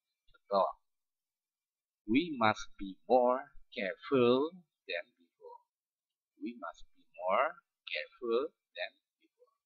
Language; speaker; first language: English; non-native, fluent; Indonesian